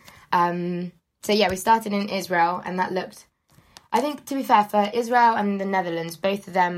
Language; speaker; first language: English; native; English